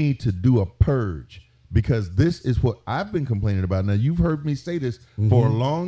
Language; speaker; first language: English; native; English